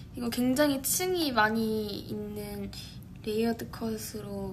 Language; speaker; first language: Korean; native; Korean